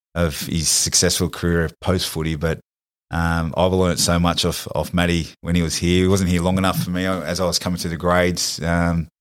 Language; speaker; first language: English; native; English